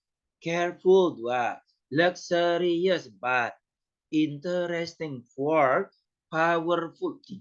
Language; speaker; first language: English; non-native, fluent; Indonesian